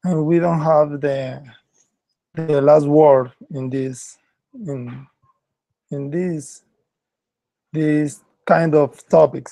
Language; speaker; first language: English; non-native, learner; Spanish